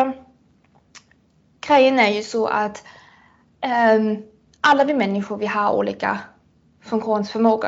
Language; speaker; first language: Swedish; non-native, fluent; German